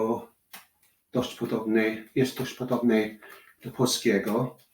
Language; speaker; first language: Polish; non-native, learner; English